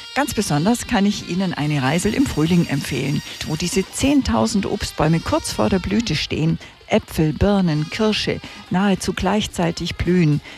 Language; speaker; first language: German; native; German